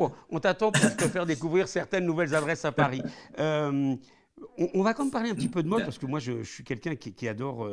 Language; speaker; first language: French; native; French